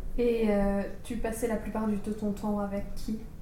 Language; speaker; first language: French; native; French